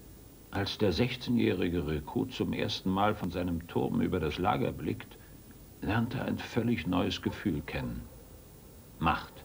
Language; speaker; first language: German; native; German